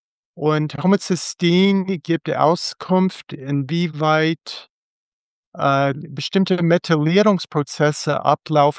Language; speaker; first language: German; non-native, fluent; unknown